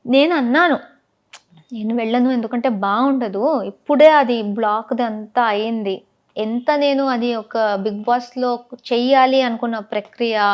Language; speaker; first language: Telugu; non-native, local second language; Tamil